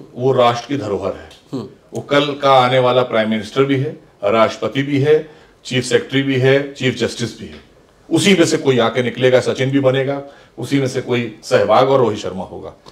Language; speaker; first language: Hindi; native; Hindi